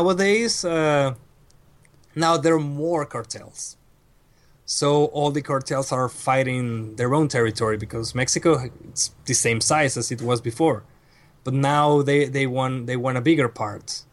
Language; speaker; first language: English; non-native, fluent; Spanish